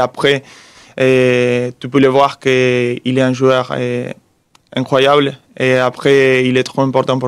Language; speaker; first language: French; non-native, fluent; Spanish